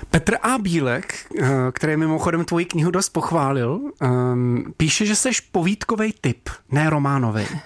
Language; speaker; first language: Czech; native; Czech